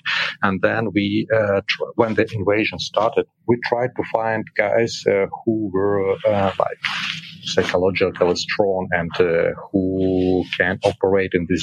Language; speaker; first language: English; non-native, fluent; Ukrainian